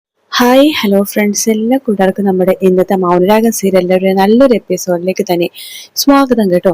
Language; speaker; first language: Malayalam; native; Malayalam